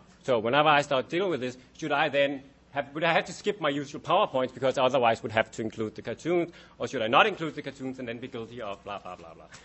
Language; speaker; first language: English; non-native, fluent; Danish